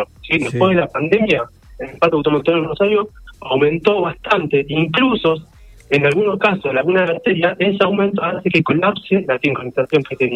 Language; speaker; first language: Spanish; native; Spanish